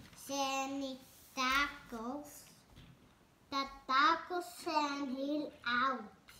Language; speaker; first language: Dutch; early bilingual, other home language; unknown